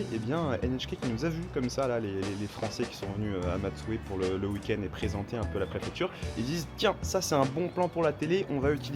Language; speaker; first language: French; native; French